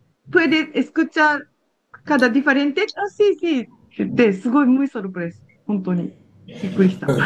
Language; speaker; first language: Spanish; non-native, learner; Japanese